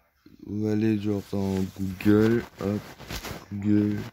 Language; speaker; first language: French; native; French